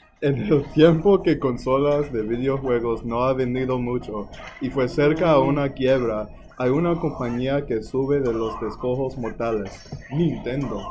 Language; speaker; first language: Spanish; non-native, learner; English